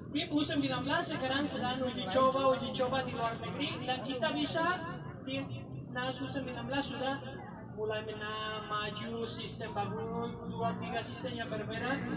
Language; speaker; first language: Indonesian; non-native, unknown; Spanish